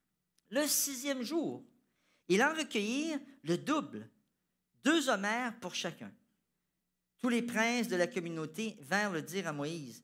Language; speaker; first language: French; native; French